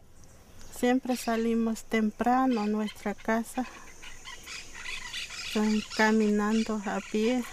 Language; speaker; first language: Spanish; non-native, local second language; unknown